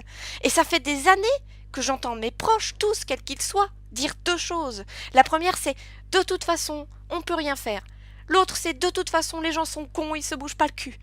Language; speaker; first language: French; native; French